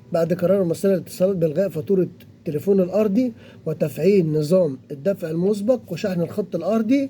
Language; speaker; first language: Arabic; native; Arabic